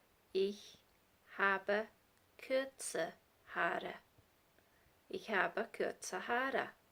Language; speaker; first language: German; non-native, fluent; English